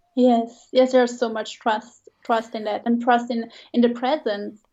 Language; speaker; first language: English; non-native, fluent; Swiss German